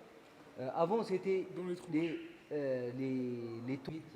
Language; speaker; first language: French; non-native, fluent; Amharic